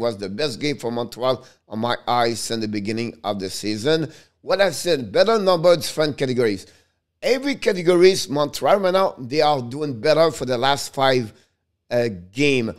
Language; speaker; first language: English; non-native, fluent; French